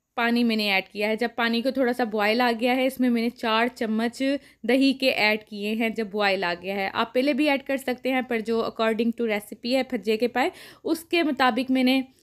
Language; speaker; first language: Urdu; non-native, local second language; Punjabi